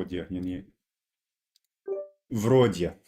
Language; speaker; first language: Russian; non-native, learner; English